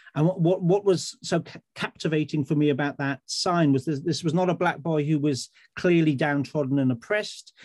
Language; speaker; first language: English; native; English